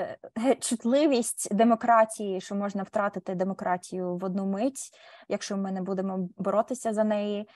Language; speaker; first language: Ukrainian; early bilingual, heritage; Ukrainian